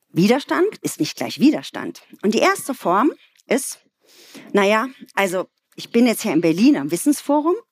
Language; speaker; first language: German; native; German